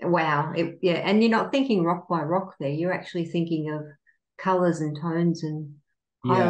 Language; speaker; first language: English; native; English